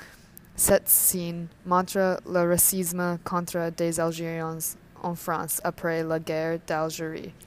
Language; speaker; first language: French; non-native, learner; English